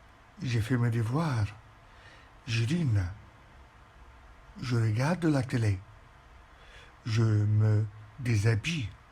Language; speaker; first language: French; non-native, fluent; Arabic